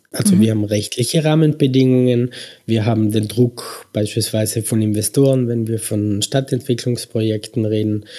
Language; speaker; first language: German; native; German